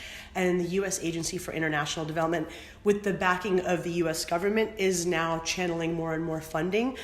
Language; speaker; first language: English; early bilingual, other home language; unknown